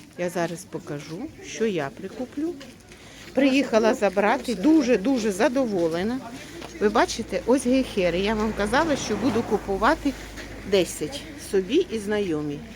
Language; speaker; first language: Ukrainian; native; Ukrainian